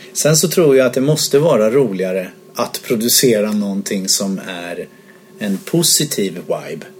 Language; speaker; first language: Swedish; native; Swedish